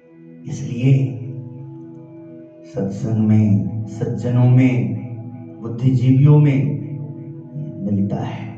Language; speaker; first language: Hindi; native; Hindi